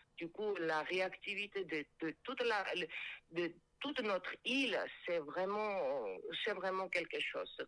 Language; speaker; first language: French; non-native, fluent; Georgian